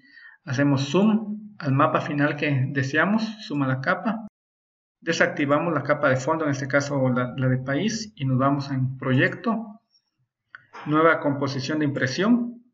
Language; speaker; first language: Spanish; native; Spanish